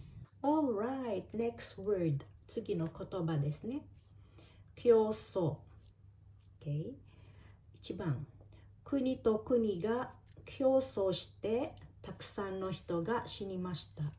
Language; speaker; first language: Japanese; non-native, fluent; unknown